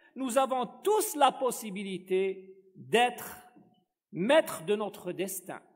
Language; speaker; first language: French; non-native, local second language; Arabic